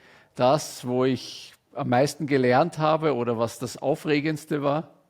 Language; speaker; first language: German; native; German